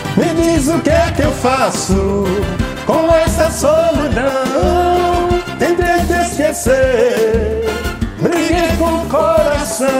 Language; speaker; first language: Portuguese; native; Portuguese